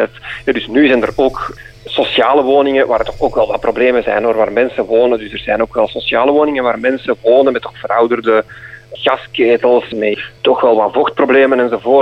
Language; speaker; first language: Dutch; native; Dutch